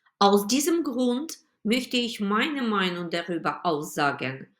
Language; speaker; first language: German; non-native, fluent; Ukrainian